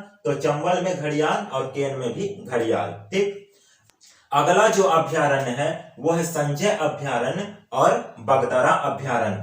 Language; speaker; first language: Hindi; native; Hindi